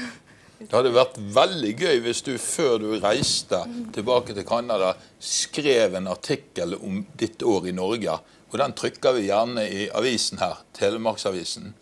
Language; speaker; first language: Norwegian; native; Norwegian